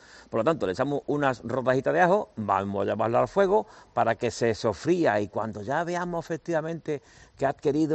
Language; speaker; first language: Spanish; native; Spanish